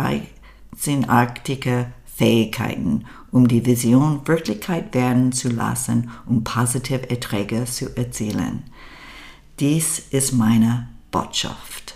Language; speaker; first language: German; non-native, learner; English